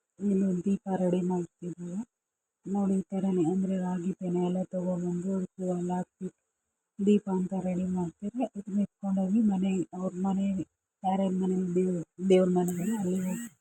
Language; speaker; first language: Kannada; non-native, local second language; Lambadi